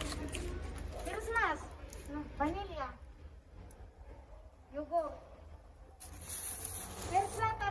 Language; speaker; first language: Spanish; non-native, learner; Filipino